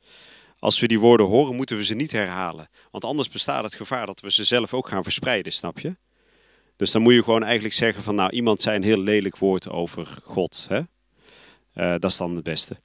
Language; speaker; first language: Dutch; native; Dutch